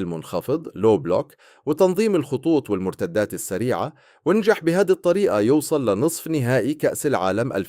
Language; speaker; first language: Arabic; native; Arabic